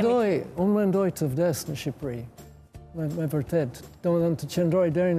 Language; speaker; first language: Albanian; non-native, learner; English